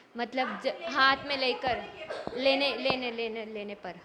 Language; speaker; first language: Hindi; non-native, local second language; Marathi